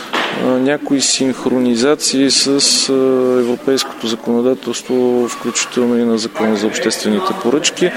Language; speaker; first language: Bulgarian; native; Bulgarian